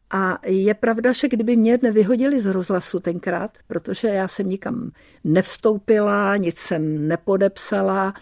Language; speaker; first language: Czech; early bilingual, heritage; Czech